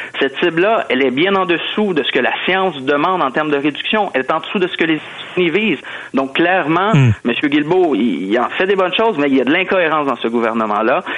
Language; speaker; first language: French; native; French